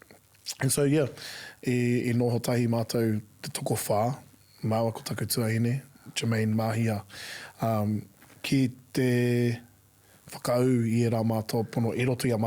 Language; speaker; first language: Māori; non-native, local second language; English